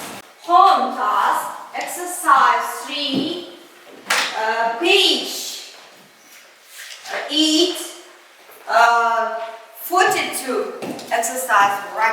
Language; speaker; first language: English; non-native, learner; Kazakh